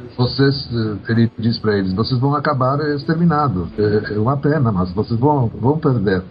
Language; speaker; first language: Portuguese; early bilingual, other home language; Polish